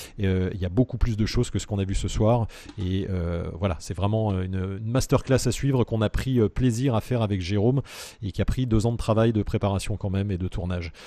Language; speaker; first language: French; native; French